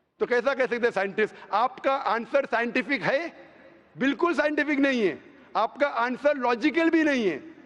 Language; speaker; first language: Hindi; non-native, local second language; Konkani